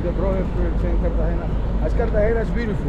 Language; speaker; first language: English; non-native, learner; Spanish